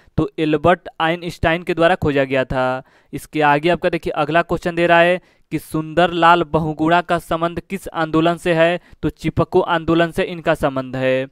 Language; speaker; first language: Hindi; native; Hindi